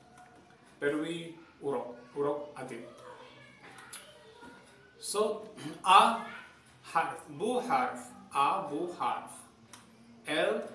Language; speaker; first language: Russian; non-native, fluent; Javanese